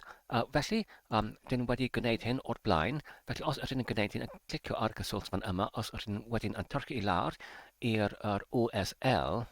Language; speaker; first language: Welsh; non-native, learner; English